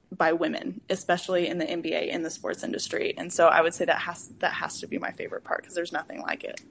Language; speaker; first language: English; native; English